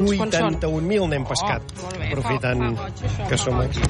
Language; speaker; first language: Catalan; native; Catalan